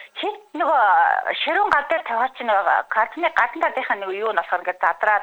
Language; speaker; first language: Mongolian; non-native, local second language; Kazakh